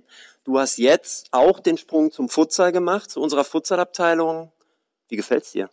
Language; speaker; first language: German; native; German